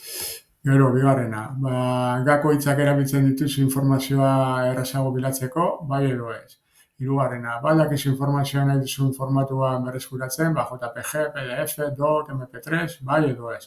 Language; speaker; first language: Basque; native; Basque